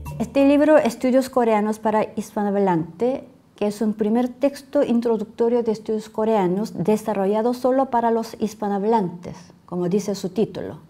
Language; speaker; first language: Spanish; non-native, fluent; Korean